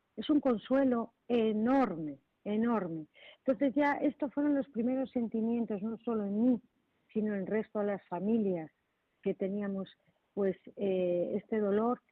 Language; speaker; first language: Spanish; native; Spanish